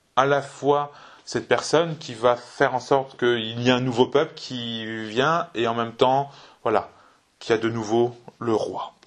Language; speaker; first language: French; native; French